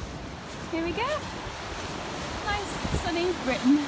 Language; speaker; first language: English; native; English